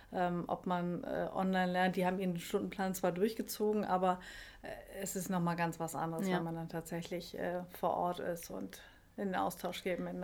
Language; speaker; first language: German; native; German